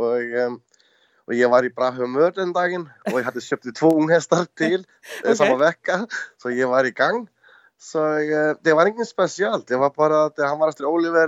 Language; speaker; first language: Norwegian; non-native, fluent; Icelandic